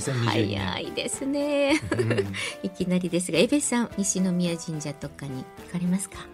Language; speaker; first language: Japanese; native; Japanese